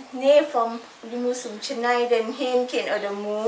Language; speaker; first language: German; non-native, learner; Thai